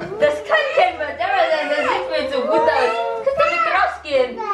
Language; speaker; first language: German; early bilingual, other home language; Filipino